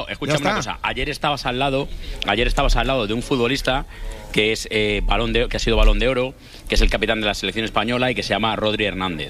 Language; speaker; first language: Spanish; native; Spanish